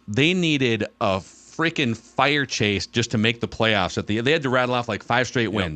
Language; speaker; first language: English; native; English